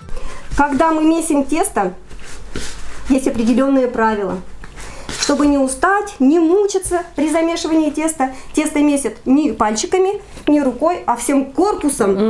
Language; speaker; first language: Russian; native; Russian